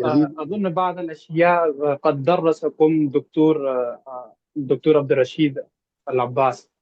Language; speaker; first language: Arabic; non-native, fluent; Urdu